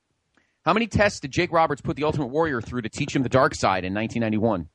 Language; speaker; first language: English; native; English